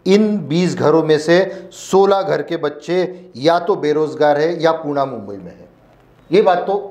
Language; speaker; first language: Hindi; non-native, local second language; Marathi